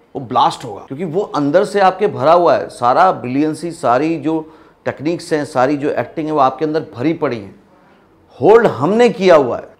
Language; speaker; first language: Hindi; native; Hindi